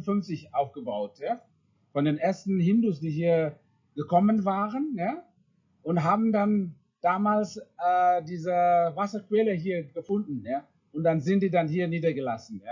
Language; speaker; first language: German; non-native, fluent; Indonesian